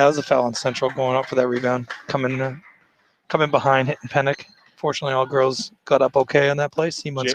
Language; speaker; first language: English; native; English